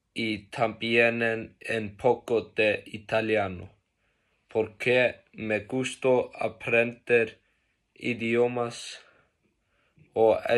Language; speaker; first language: Spanish; non-native, learner; Icelandic